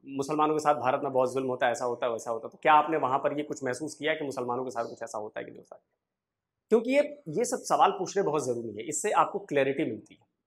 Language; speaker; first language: Hindi; native; Hindi